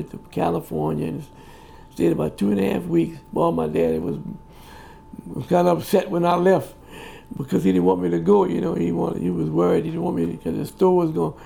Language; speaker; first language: English; native; English